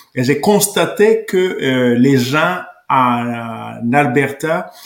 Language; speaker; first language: French; non-native, local second language; Kinyarwanda